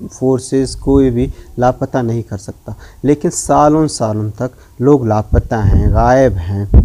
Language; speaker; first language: Urdu; non-native, local second language; Baluchi